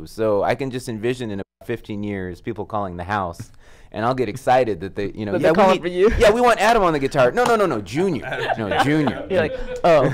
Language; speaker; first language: English; native; English